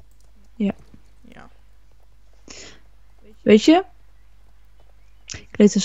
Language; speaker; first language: Dutch; native; Dutch